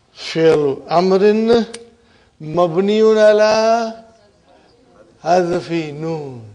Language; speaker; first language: Arabic; non-native, fluent; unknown